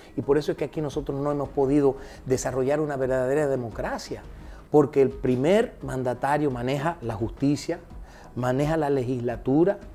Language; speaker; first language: Spanish; early bilingual, heritage; Spanish